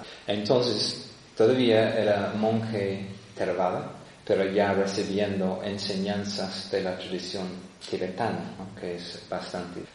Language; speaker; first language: Spanish; non-native, fluent; English